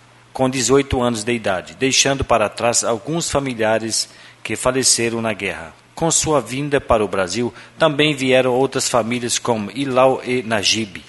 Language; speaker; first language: Portuguese; native; Portuguese